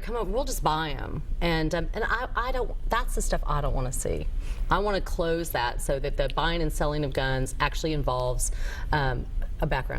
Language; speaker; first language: English; native; English